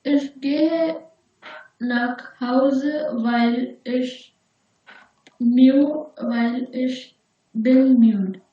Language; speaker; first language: German; non-native, learner; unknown